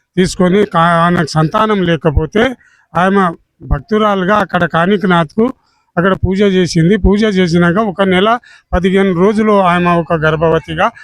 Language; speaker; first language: Telugu; non-native, local second language; Lambadi